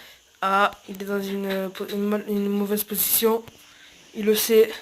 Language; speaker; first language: French; native; French